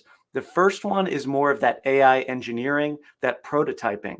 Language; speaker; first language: English; native; English